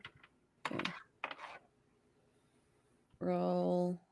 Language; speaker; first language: English; native; English